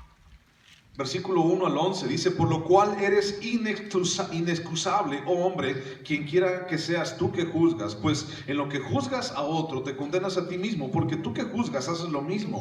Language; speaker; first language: Spanish; native; Spanish